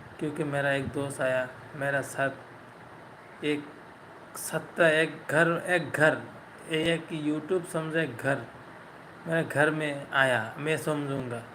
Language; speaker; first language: Hindi; non-native, learner; Bangla